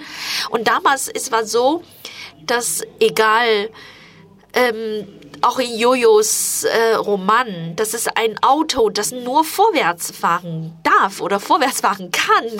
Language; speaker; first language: German; non-native, fluent; Chinese